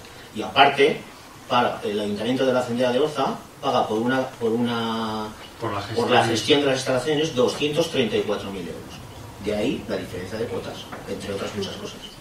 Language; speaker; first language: Spanish; native; Spanish